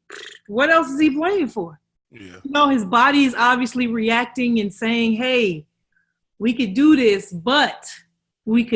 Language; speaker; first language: English; native; English